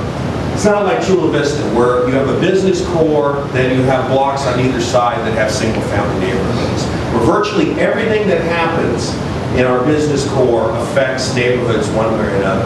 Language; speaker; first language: English; native; English